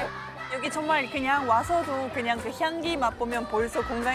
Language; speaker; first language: Korean; non-native, fluent; Russian